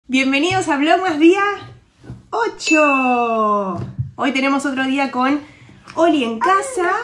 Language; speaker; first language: Spanish; native; Spanish